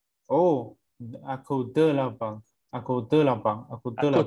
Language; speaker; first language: French; non-native, learner; English